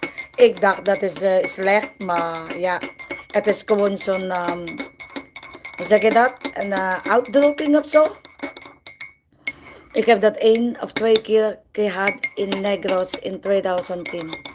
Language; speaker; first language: Dutch; non-native, learner; Filipino